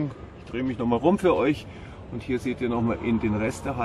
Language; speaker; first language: German; native; German